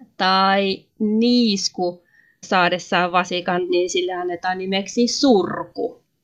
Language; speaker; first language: Finnish; native; Finnish